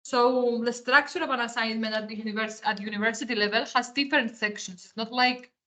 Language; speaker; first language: English; non-native, fluent; Greek